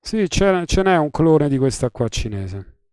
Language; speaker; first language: Italian; native; Italian